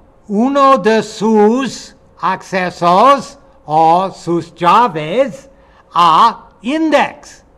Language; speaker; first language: Spanish; non-native, fluent; English